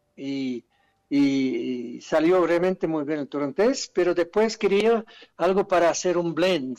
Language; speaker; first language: Spanish; non-native, fluent; German